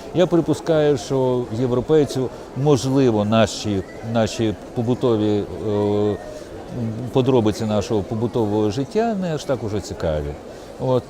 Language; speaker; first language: Ukrainian; non-native, local second language; Russian